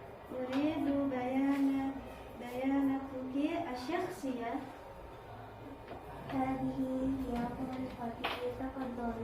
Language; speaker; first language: Arabic; non-native, learner; Indonesian